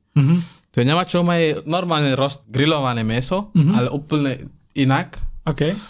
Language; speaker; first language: Slovak; non-native, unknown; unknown